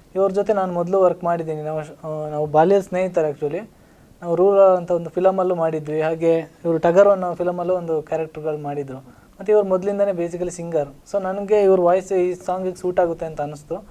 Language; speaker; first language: Kannada; non-native, local second language; Tulu